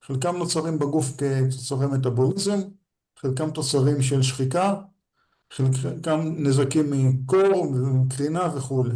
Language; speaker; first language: Hebrew; native; Hebrew